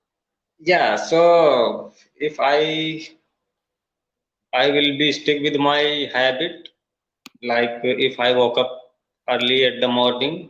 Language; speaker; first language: English; non-native, learner; Hindi